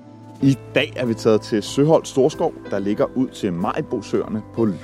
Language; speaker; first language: Danish; native; Danish